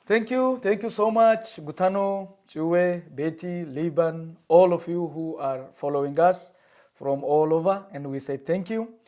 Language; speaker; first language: English; non-native, fluent; Amharic